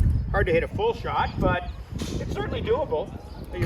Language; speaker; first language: English; native; English